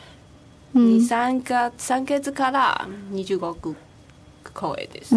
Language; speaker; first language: Japanese; non-native, learner; Chinese